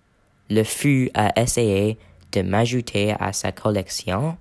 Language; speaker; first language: French; non-native, learner; English